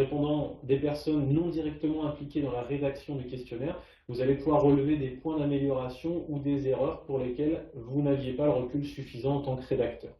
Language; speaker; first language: French; native; French